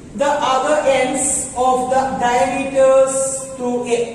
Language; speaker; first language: English; non-native, local second language; Malayalam